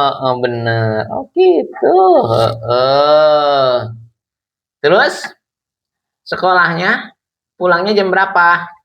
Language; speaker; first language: Indonesian; non-native, local second language; Sundanese